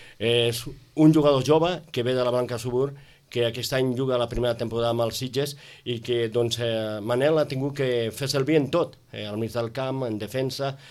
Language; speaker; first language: Catalan; native; Catalan